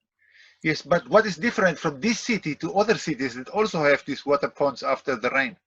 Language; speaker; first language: English; non-native, fluent; Spanish